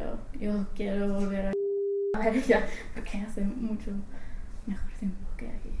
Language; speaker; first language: Spanish; non-native, fluent; English